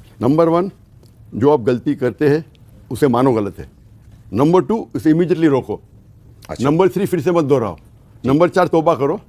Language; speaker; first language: Urdu; non-native, local second language; Konkani